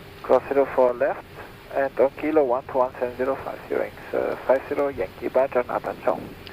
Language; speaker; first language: English; non-native, fluent; Italian